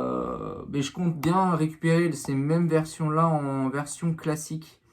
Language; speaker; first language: French; native; French